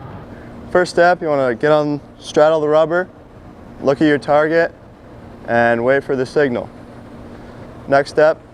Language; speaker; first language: English; native; English